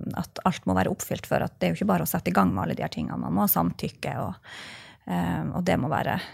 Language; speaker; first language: Norwegian; native; Norwegian